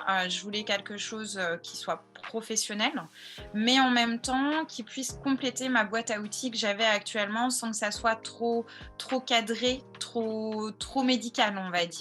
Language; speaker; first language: French; native; French